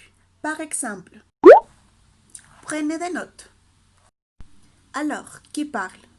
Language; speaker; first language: French; non-native, learner; Spanish